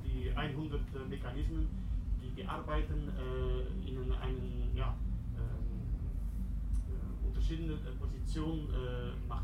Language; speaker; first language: German; non-native, learner; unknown